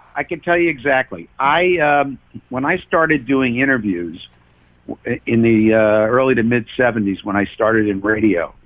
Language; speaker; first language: English; native; English